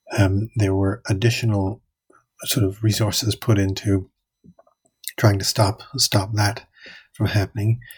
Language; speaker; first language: English; native; English